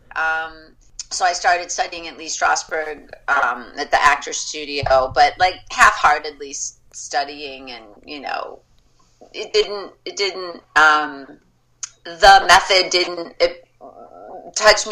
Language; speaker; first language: English; native; English